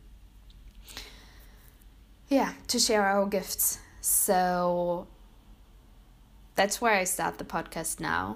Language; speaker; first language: English; non-native, fluent; German